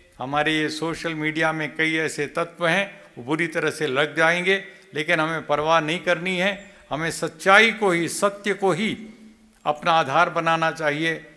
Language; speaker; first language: Hindi; non-native, local second language; Telugu